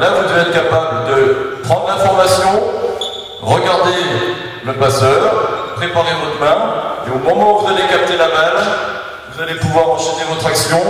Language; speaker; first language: French; native; French